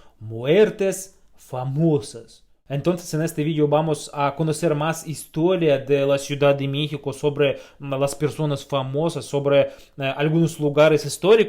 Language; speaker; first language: Spanish; non-native, fluent; Russian